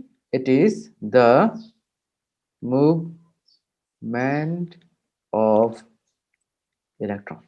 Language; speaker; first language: English; non-native, local second language; Hindi